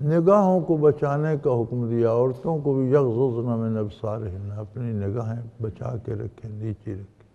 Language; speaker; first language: Urdu; non-native, local second language; Punjabi